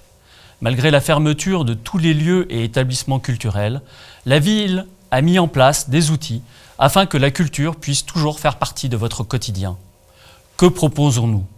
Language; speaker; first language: French; native; French